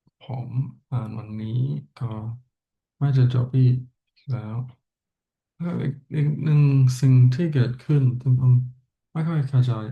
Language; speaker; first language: Thai; non-native, learner; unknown